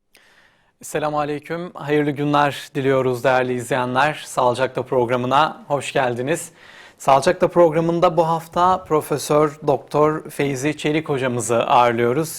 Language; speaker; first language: Turkish; native; Turkish